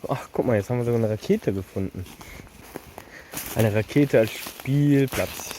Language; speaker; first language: German; native; German